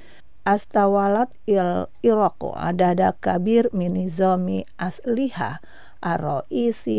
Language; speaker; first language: Arabic; non-native, fluent; Indonesian